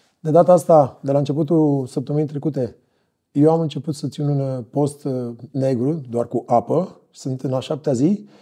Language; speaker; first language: Romanian; native; Romanian